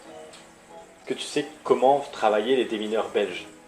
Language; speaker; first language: French; native; French